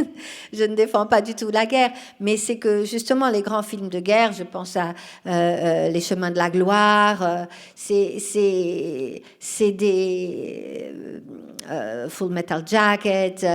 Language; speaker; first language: French; non-native, fluent; Portuguese